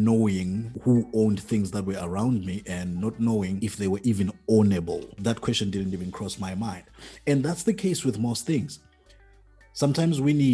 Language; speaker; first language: English; non-native, local second language; Shona